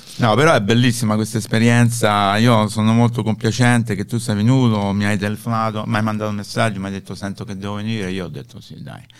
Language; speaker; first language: Italian; native; Italian